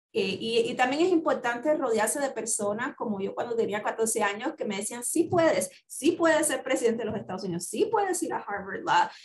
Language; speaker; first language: Spanish; native; Spanish